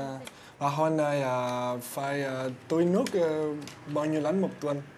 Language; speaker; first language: Vietnamese; non-native, learner; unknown